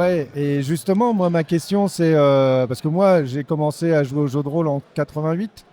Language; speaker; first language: French; native; French